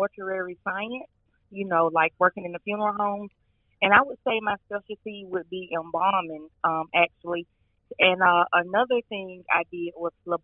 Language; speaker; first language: English; native; English